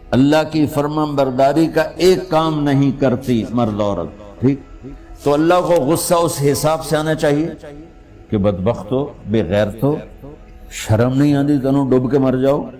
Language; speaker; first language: Urdu; non-native, local second language; Punjabi